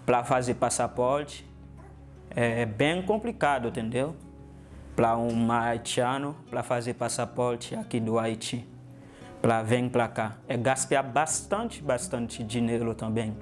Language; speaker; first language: Portuguese; non-native, learner; Haitian Creole